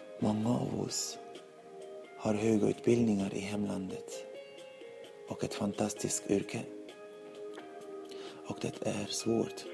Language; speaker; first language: Swedish; non-native, learner; Arabic